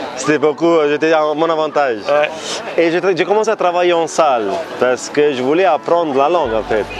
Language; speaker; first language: French; non-native, fluent; Italian